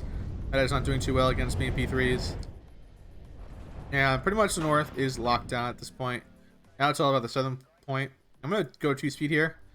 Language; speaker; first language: English; native; English